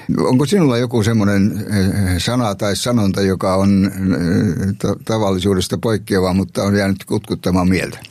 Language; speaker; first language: Finnish; native; Finnish